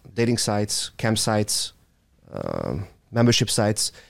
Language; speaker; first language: English; non-native, fluent; Hungarian